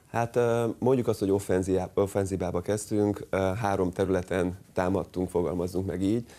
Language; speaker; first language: Hungarian; native; Hungarian